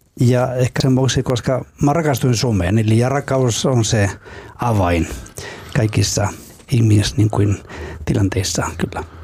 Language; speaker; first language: Finnish; non-native, fluent; Spanish